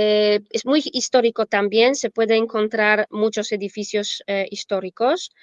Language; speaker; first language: Spanish; non-native, fluent; Polish